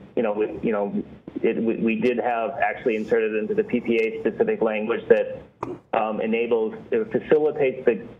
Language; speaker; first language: English; native; English